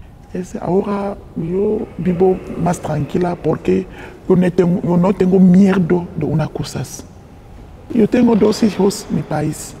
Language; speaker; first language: Spanish; non-native, learner; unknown